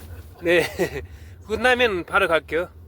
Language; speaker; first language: Korean; non-native, learner; Nepali